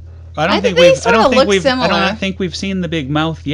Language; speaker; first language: English; native; English